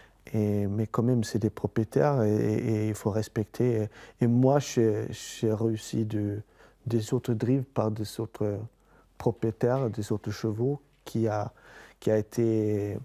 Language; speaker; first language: French; non-native, fluent; Swedish